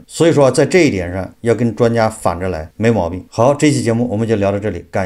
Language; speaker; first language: Chinese; native; Chinese